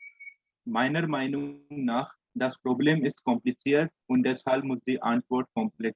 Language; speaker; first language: German; non-native, fluent; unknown